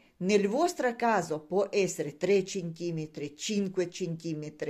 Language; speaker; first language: Italian; non-native, learner; Russian